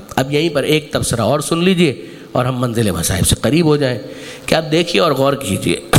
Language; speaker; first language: Urdu; non-native, local second language; Gujarati